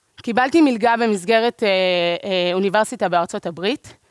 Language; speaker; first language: Hebrew; native; Hebrew